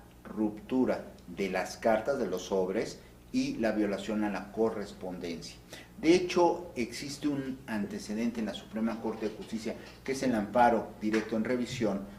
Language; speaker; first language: Spanish; native; Spanish